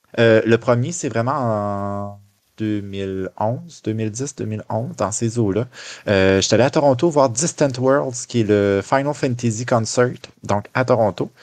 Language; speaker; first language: French; native; French